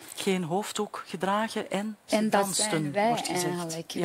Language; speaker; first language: Dutch; native; Dutch